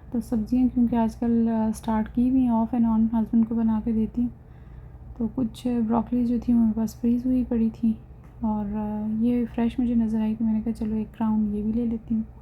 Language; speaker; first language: Urdu; native; Urdu